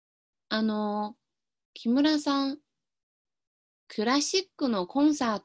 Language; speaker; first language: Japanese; non-native, fluent; Chinese